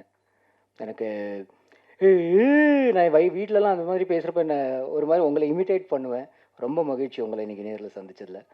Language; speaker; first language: Tamil; native; Tamil